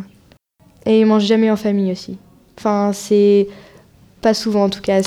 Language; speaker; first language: French; native; French